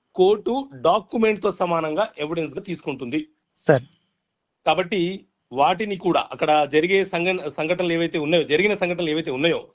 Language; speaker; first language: Telugu; native; Telugu